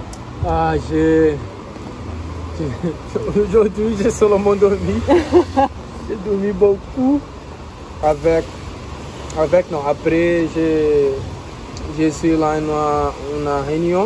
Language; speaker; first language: French; non-native, learner; Portuguese